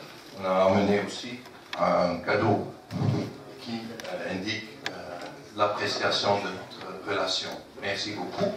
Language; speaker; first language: French; non-native, fluent; Dutch